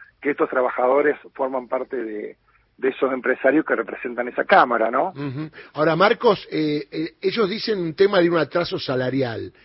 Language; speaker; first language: Spanish; native; Spanish